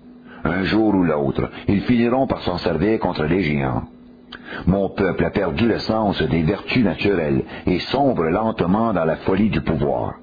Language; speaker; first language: French; native; French